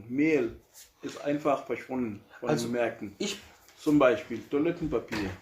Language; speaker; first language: German; non-native, learner; Urdu